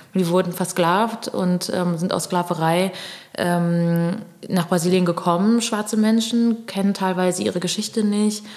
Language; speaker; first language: German; early bilingual, other home language; Portuguese